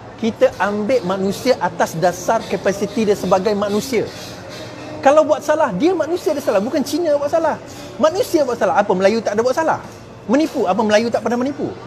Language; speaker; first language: Malay; non-native, local second language; Chinese